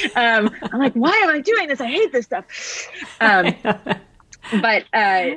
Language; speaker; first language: English; native; English